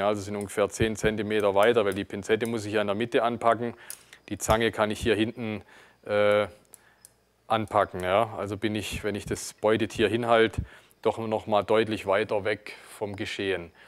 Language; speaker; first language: German; native; German